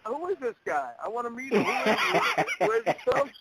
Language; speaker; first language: English; native; English